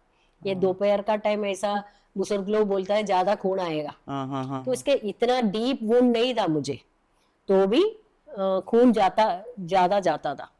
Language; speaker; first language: Hindi; non-native, local second language; Malayalam